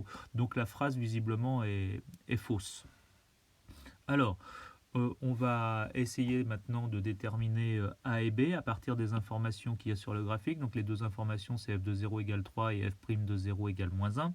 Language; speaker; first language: French; native; French